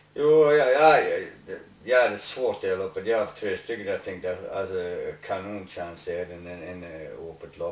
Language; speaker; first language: Swedish; non-native, learner; English